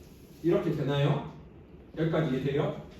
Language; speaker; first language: Korean; native; Korean